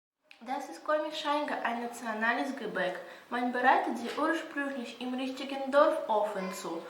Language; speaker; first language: German; non-native, fluent; Russian